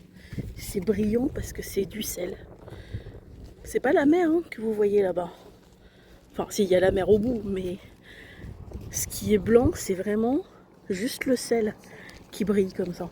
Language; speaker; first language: French; native; French